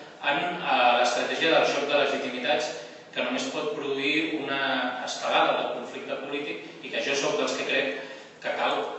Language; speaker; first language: Catalan; native; Catalan